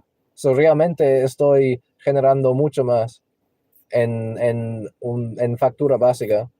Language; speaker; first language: Spanish; non-native, learner; English